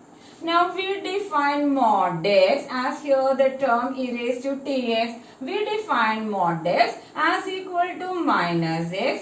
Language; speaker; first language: English; non-native, local second language; Malayalam